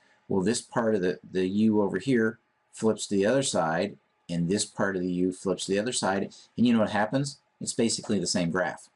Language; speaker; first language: English; native; English